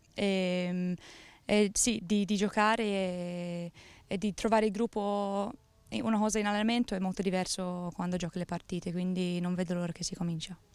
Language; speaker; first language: Italian; non-native, fluent; English